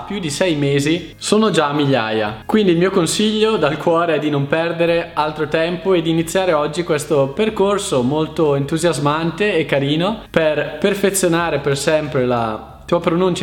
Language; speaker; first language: Italian; native; Italian